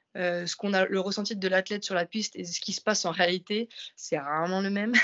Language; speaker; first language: French; native; French